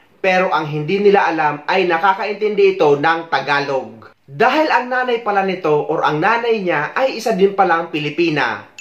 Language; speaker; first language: Filipino; native; Filipino